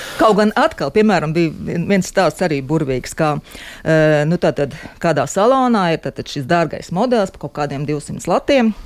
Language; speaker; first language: Latvian; native; Latvian